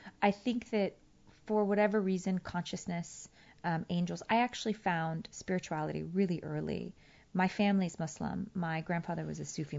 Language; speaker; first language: English; early bilingual, other home language; Persian